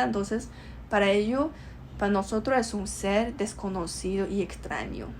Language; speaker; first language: Spanish; non-native, learner; Chinese